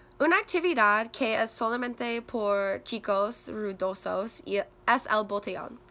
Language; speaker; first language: Spanish; non-native, learner; English